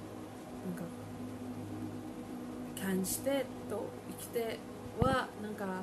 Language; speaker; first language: Japanese; non-native, learner; Filipino